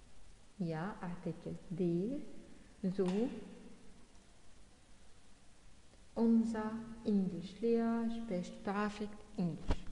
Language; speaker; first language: German; non-native, fluent; Arabic